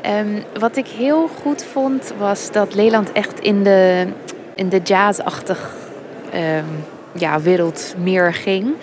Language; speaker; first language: Dutch; non-native, fluent; English